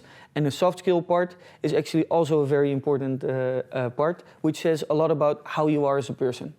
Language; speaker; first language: English; non-native, fluent; Dutch